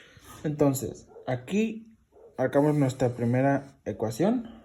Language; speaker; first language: Spanish; native; Spanish